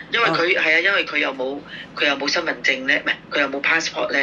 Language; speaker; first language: Cantonese; native; Cantonese